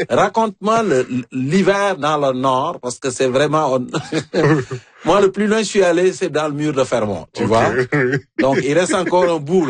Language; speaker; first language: French; native; French